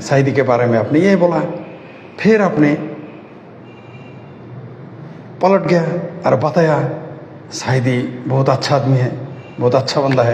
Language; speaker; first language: Hindi; non-native, fluent; Bangla